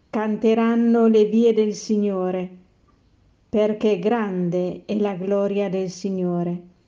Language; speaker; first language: Italian; non-native, learner; Spanish